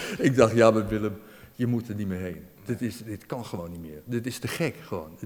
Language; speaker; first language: Dutch; native; Dutch